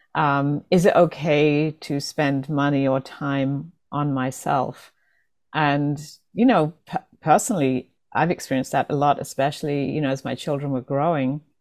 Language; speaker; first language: English; native; English